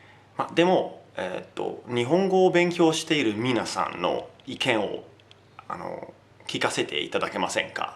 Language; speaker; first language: Japanese; non-native, learner; Italian